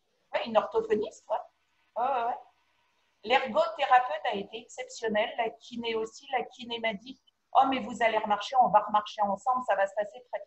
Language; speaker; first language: French; native; French